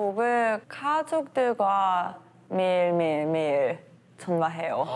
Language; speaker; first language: Korean; non-native, learner; German